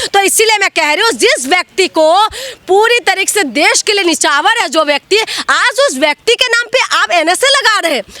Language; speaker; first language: Hindi; non-native, local second language; Assamese